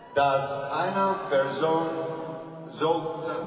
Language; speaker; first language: German; non-native, learner; English